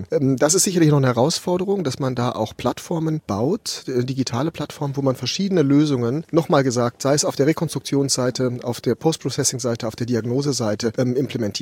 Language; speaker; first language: German; native; German